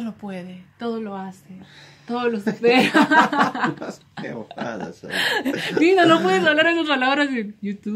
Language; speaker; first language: Spanish; native; Spanish